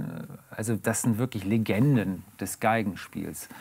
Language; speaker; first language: German; native; German